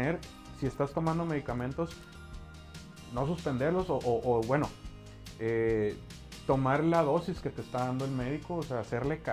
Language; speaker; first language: Spanish; native; Spanish